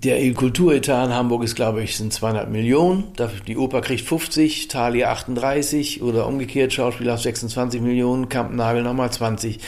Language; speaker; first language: German; native; German